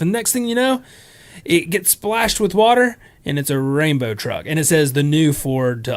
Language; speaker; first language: English; native; English